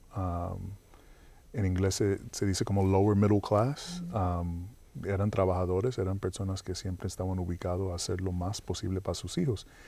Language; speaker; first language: Spanish; early bilingual, heritage; Spanish